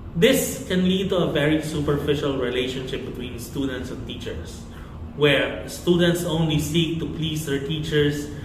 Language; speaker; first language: English; non-native, local second language; Filipino